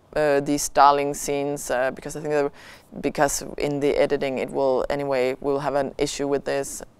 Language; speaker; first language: English; non-native, fluent; Danish